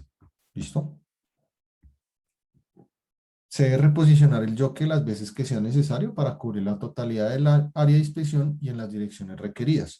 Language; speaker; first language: Spanish; native; Spanish